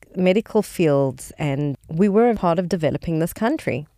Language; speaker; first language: English; native; English